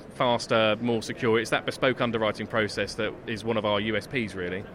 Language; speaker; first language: English; native; English